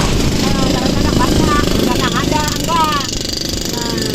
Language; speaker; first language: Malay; non-native, local second language; Achinese